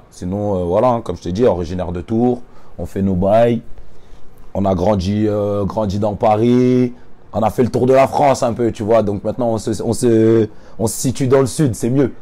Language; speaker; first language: French; native; French